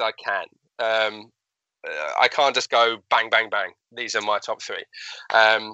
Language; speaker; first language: English; native; English